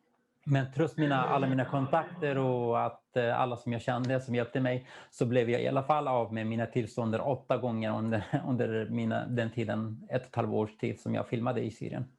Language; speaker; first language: Swedish; non-native, fluent; Kurdish